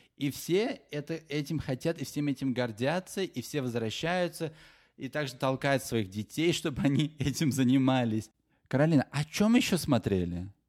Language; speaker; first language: Russian; native; Russian